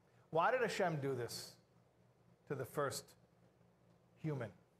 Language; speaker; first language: English; native; English